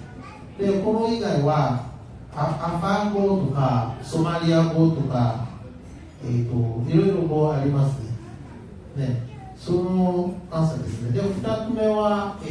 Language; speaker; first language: Japanese; non-native, learner; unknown